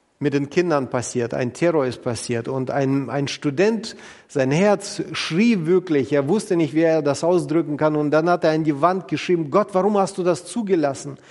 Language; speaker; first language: German; non-native, fluent; Russian